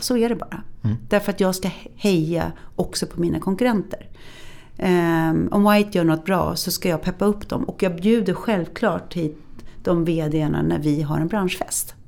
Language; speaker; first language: Swedish; native; Swedish